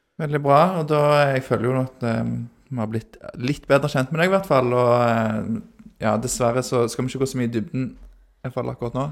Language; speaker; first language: Norwegian; native; Norwegian